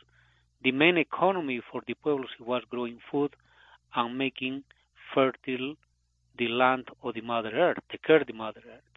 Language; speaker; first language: English; non-native, fluent; Spanish